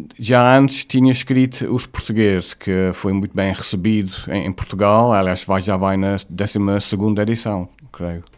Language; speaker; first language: Portuguese; non-native, fluent; English